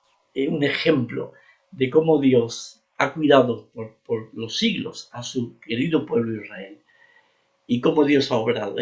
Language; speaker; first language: Spanish; native; Spanish